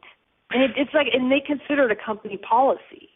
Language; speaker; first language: English; native; English